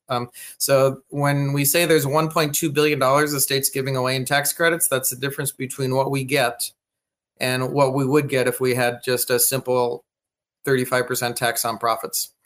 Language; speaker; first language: English; native; English